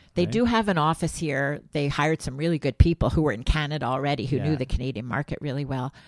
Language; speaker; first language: English; native; English